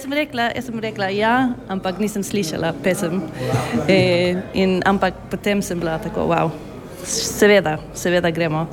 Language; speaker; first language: Slovenian; non-native, fluent; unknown